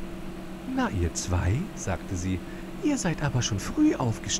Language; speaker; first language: German; native; German